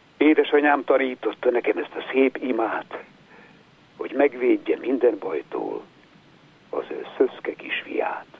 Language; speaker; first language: Hungarian; native; Hungarian